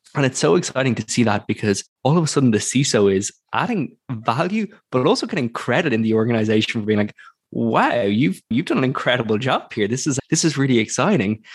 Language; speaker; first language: English; native; English